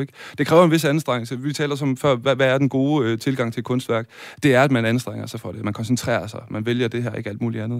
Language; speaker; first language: Danish; native; Danish